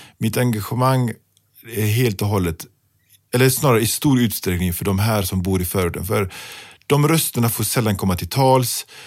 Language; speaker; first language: Swedish; early bilingual, other home language; Pashto